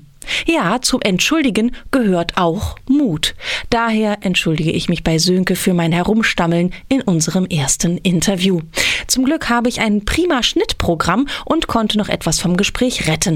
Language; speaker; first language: German; native; German